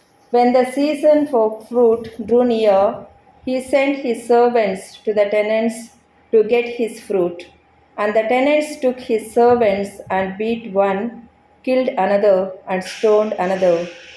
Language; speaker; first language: English; non-native, local second language; Telugu